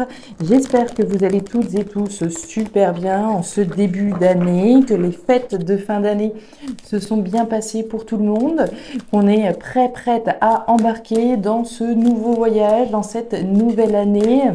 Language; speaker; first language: French; native; French